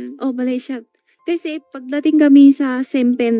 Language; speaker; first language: Filipino; non-native, learner; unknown